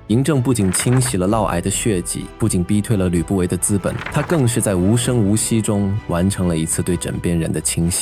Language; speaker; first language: Chinese; native; Chinese